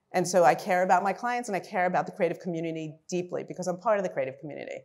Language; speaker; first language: English; native; English